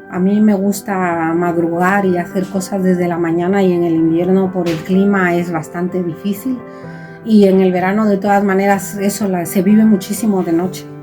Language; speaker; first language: Spanish; native; Spanish